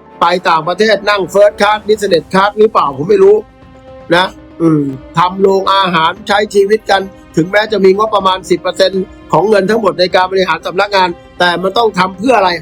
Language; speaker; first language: Thai; native; Thai